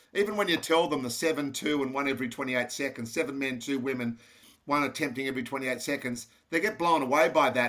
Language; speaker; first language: English; native; English